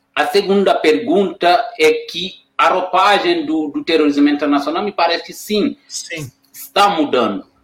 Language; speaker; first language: Portuguese; non-native, fluent; Wolof